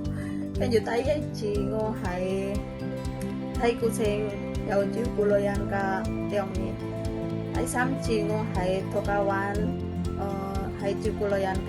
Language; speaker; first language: Cantonese; non-native, learner; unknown